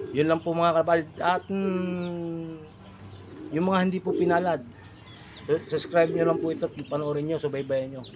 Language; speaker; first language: Filipino; non-native, local second language; Waray